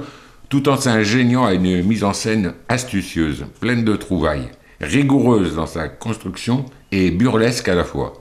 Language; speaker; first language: French; native; French